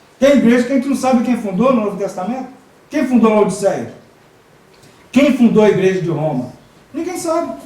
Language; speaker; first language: Portuguese; native; Portuguese